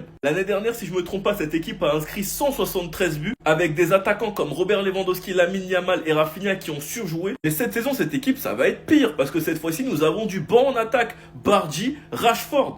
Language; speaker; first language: French; native; French